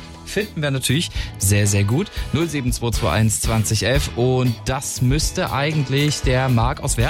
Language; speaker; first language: German; native; German